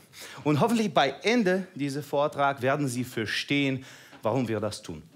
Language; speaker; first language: German; non-native, fluent; Russian